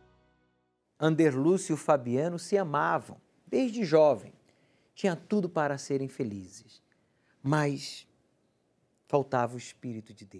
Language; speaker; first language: Portuguese; native; Portuguese